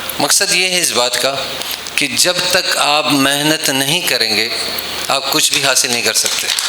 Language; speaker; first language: Urdu; non-native, local second language; Pashto